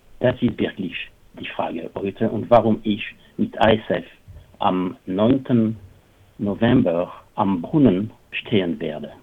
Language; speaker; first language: German; non-native, fluent; French